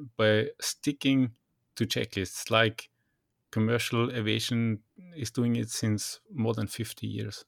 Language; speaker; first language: English; non-native, fluent; German